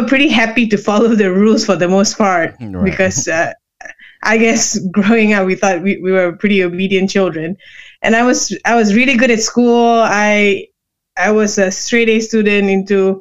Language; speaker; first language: English; non-native, local second language; Malay